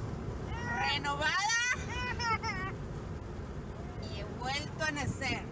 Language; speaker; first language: Spanish; early bilingual, heritage; Spanish